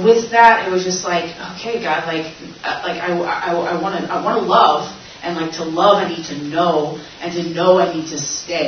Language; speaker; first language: English; native; English